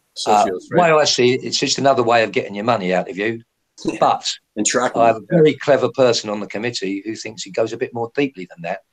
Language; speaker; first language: English; native; English